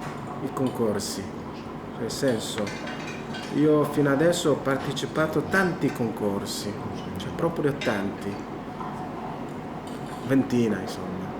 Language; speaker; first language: Italian; non-native, fluent; Korean